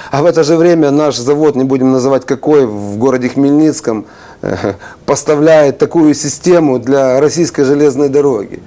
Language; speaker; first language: Russian; non-native, local second language; Ukrainian